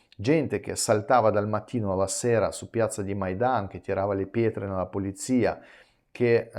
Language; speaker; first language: Italian; non-native, fluent; Russian